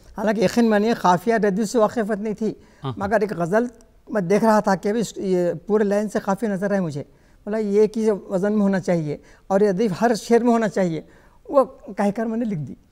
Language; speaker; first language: Urdu; native; Urdu